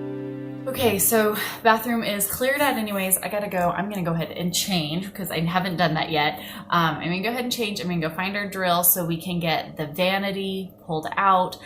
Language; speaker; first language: English; native; English